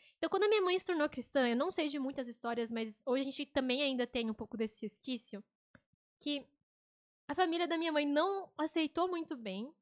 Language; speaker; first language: Portuguese; native; Portuguese